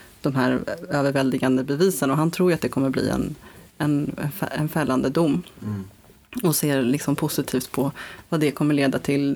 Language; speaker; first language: Swedish; native; Swedish